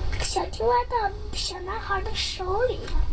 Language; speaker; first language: Chinese; native; Chinese